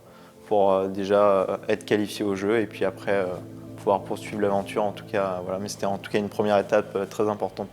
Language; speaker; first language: French; native; French